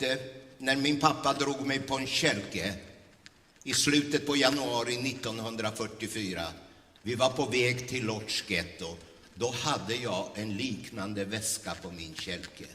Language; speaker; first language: Swedish; early bilingual, other home language; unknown